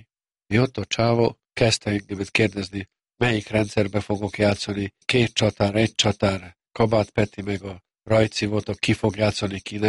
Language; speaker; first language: Hungarian; non-native, local second language; Serbian